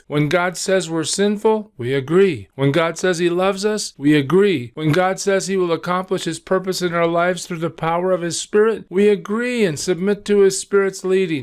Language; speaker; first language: English; native; English